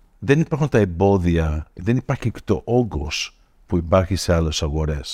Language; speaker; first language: Greek; early bilingual, heritage; Greek